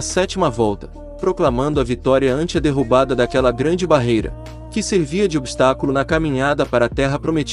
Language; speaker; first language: Portuguese; native; Portuguese